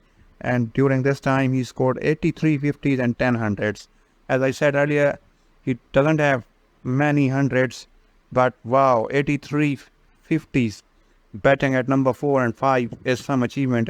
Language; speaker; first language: English; non-native, local second language; Urdu